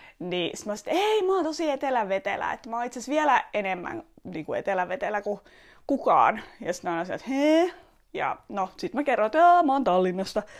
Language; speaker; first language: Finnish; early bilingual, other home language; Estonian